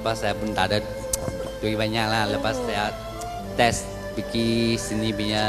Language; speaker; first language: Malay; non-native, local second language; Chinese